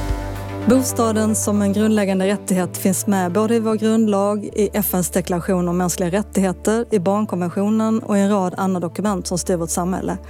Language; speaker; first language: Swedish; native; Swedish